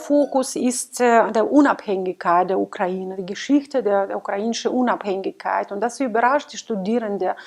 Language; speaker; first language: German; non-native, fluent; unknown